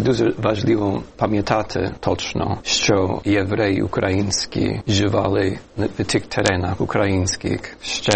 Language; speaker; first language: Ukrainian; non-native, fluent; English